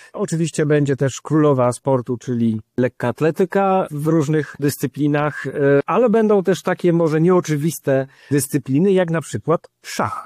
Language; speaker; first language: Polish; native; Polish